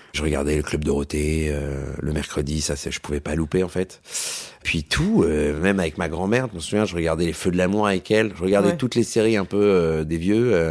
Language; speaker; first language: French; native; French